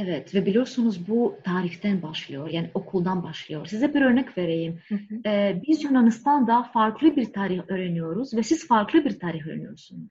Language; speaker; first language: Turkish; non-native, fluent; Greek